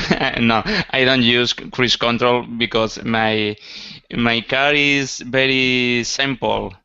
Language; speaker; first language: English; non-native, learner; Spanish